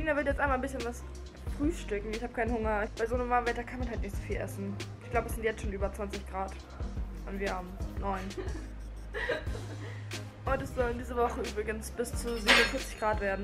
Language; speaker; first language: German; native; German